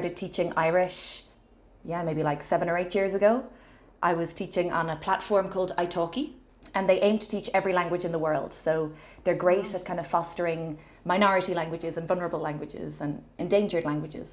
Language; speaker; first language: English; native; English